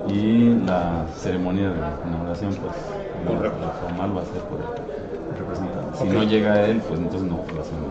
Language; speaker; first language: Spanish; native; Spanish